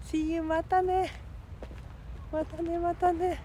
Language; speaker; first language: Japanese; non-native, fluent; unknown